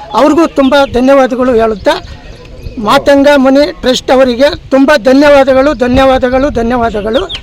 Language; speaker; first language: Kannada; native; Kannada